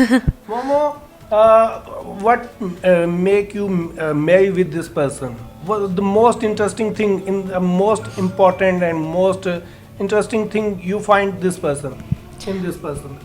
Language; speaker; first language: English; non-native, local second language; Urdu